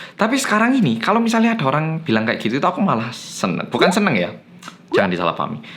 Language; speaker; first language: Indonesian; non-native, fluent; Korean